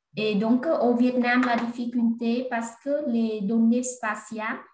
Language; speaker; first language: French; non-native, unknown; Vietnamese